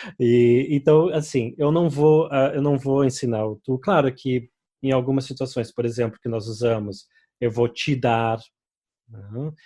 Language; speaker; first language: Portuguese; native; Portuguese